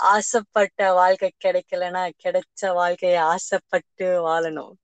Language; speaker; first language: English; non-native, local second language; Tamil